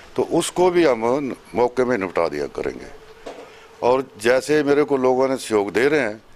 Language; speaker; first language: Hindi; native; Hindi